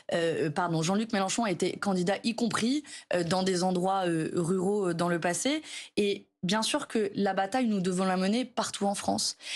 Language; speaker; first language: French; native; French